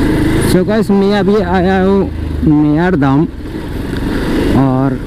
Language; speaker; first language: Hindi; non-native, local second language; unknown